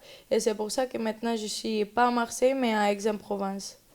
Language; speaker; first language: French; non-native, learner; Spanish